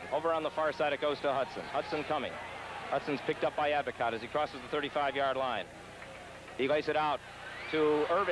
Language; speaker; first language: English; native; English